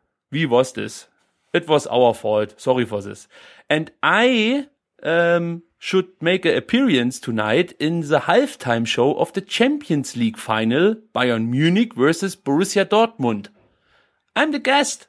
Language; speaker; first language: English; non-native, learner; German